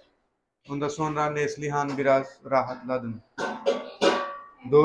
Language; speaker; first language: Turkish; non-native, learner; Urdu